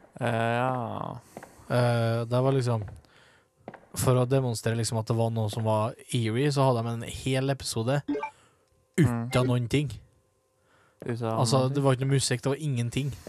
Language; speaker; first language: Norwegian; native; Norwegian